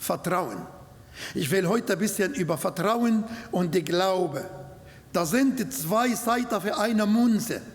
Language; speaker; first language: German; non-native, learner; Arabic